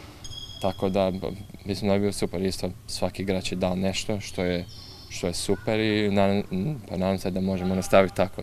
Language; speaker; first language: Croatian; early bilingual, heritage; English